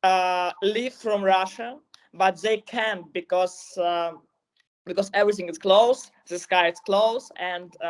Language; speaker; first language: English; non-native, learner; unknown